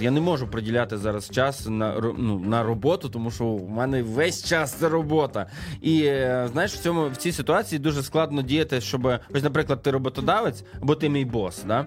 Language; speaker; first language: Ukrainian; native; Ukrainian